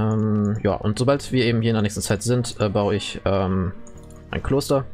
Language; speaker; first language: German; native; German